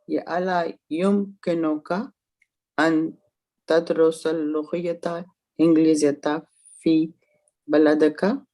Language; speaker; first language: Arabic; non-native, learner; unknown